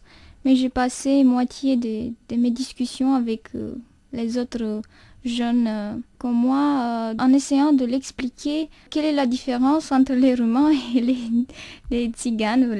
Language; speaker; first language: French; non-native, fluent; Romanian